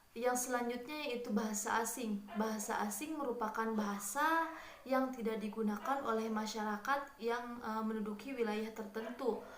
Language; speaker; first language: Indonesian; non-native, local second language; Sundanese